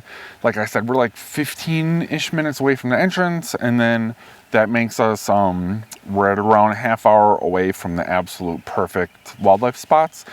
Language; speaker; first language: English; native; English